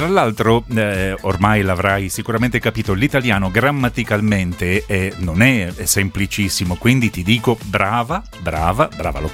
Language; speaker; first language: Italian; native; Italian